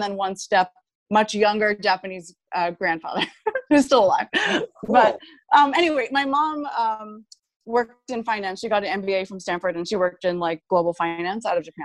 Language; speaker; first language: English; non-native, fluent; Japanese